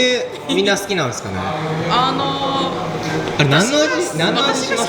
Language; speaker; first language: Japanese; native; Japanese